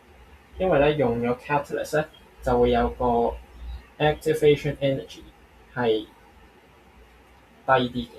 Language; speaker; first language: Cantonese; native; Cantonese